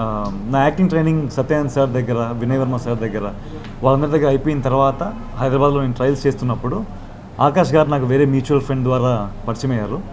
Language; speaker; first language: Telugu; native; Telugu